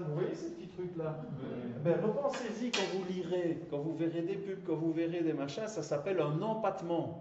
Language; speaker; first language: French; native; French